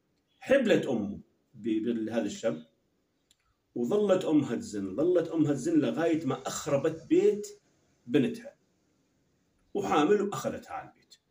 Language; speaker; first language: Arabic; native; Arabic